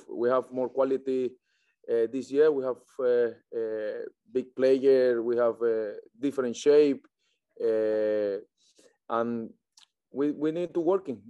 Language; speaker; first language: English; non-native, learner; Spanish